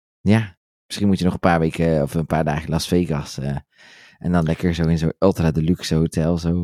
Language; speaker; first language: Dutch; native; Dutch